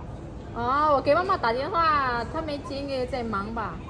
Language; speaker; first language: Chinese; non-native, fluent; Indonesian